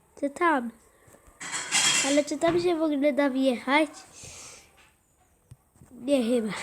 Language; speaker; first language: Polish; native; Polish